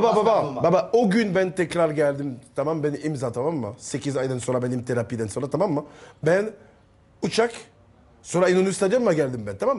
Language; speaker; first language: Turkish; non-native, learner; French